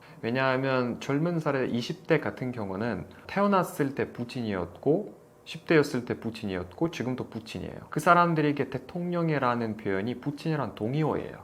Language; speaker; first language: Korean; non-native, fluent; Russian